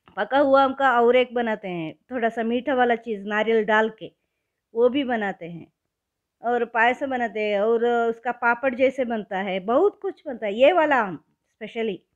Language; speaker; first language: Hindi; non-native, local second language; Kannada